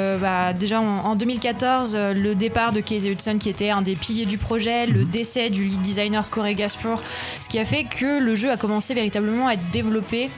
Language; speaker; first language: French; native; French